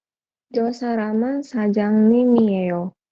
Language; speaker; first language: Korean; non-native, learner; Indonesian